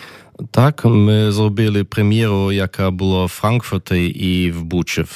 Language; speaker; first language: Ukrainian; non-native, learner; German